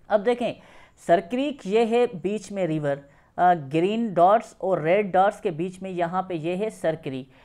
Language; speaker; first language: Urdu; non-native, local second language; Sindhi